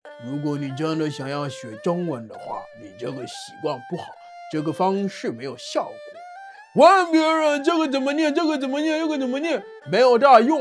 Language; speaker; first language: Chinese; non-native, fluent; French